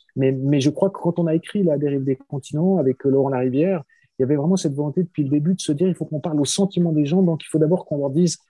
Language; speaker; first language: French; native; French